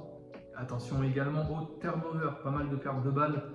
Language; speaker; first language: French; native; French